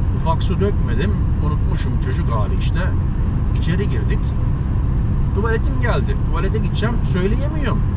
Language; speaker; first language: Turkish; native; Turkish